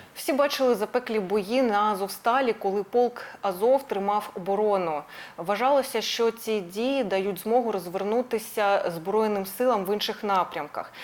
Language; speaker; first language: Ukrainian; non-native, local second language; Russian